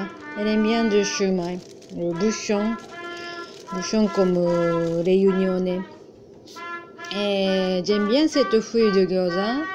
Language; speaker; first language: French; non-native, learner; Japanese